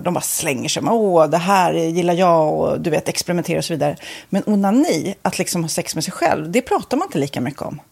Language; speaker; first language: Swedish; native; Swedish